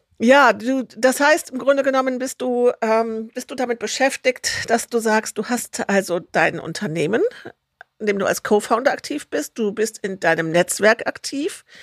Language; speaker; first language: German; native; German